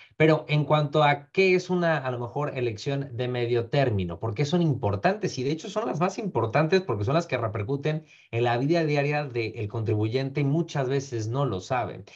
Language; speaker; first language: Spanish; native; Spanish